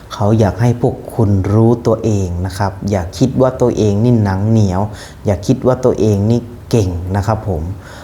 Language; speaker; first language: Thai; native; Thai